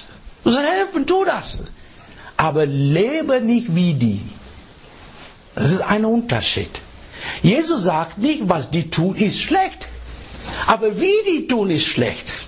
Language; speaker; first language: German; non-native, fluent; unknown